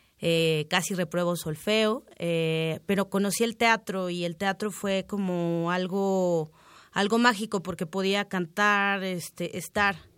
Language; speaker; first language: Spanish; native; Spanish